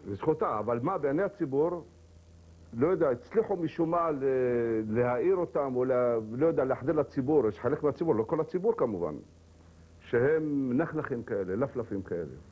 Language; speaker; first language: Hebrew; early bilingual, other home language; Arabic